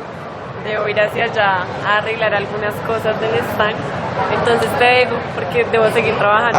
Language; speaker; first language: Spanish; native; Spanish